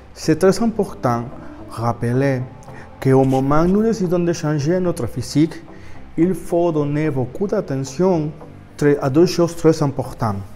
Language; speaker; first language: French; non-native, learner; Spanish